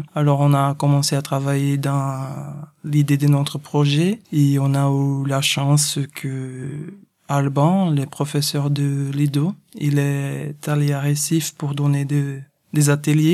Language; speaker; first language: French; non-native, fluent; Portuguese